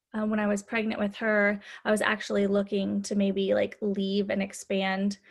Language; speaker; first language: English; native; English